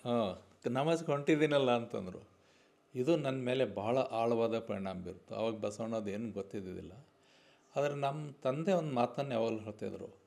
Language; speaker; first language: Kannada; non-native, local second language; Urdu